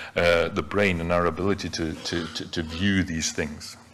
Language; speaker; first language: English; native; English